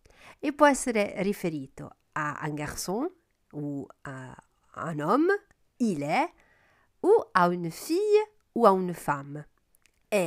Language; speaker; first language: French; non-native, fluent; Italian